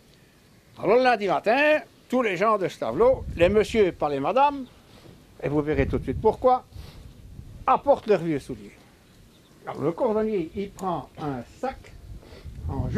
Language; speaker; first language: French; native; French